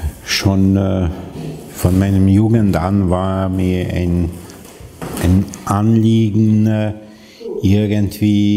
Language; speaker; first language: German; non-native, fluent; Hungarian